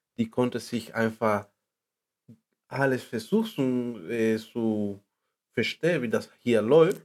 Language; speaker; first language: German; non-native, learner; Spanish